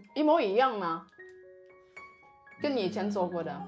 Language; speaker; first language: Chinese; non-native, fluent; Indonesian